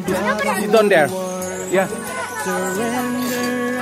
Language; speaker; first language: English; non-native, learner; Indonesian